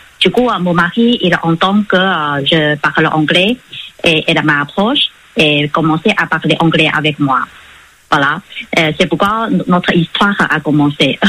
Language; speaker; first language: French; non-native, fluent; Chinese